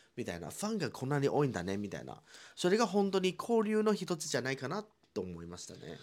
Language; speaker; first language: Japanese; non-native, fluent; Chinese